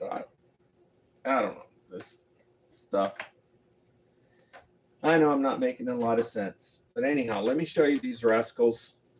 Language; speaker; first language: English; native; English